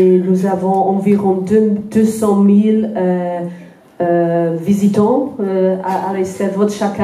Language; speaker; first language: French; non-native, fluent; Welsh